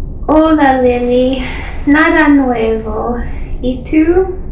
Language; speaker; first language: Spanish; non-native, learner; English